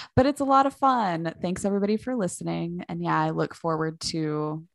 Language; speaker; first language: English; native; English